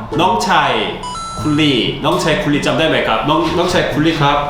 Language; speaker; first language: Thai; non-native, learner; Korean